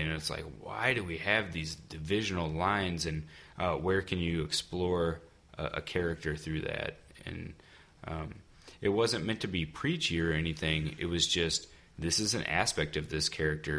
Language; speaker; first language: English; native; English